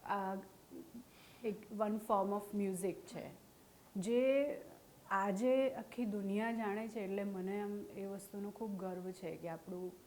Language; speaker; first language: Gujarati; non-native, local second language; Hindi